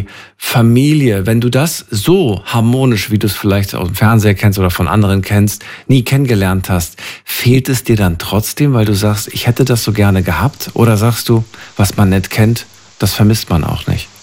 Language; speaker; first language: German; native; German